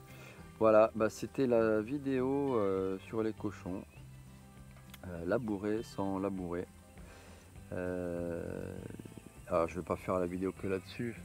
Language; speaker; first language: French; native; French